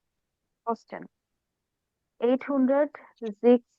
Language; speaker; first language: German; non-native, learner; Bangla